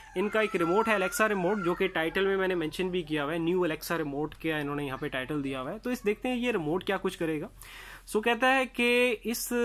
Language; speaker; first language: Hindi; native; Hindi